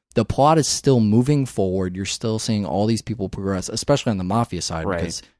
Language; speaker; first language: English; native; English